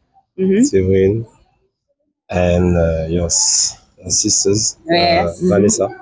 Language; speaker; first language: English; non-native, learner; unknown